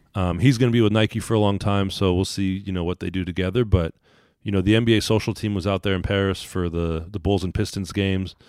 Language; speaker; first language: English; native; English